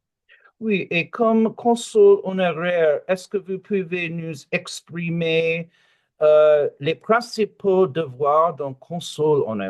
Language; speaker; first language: French; non-native, learner; English